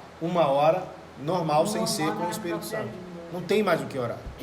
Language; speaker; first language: Portuguese; native; Portuguese